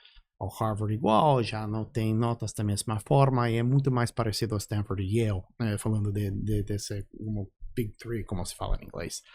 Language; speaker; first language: Portuguese; non-native, fluent; English